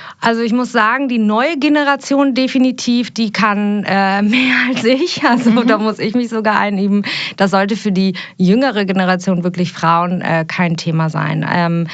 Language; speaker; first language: German; early bilingual, other home language; Persian